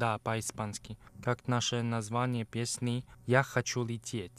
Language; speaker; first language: Russian; non-native, fluent; Chinese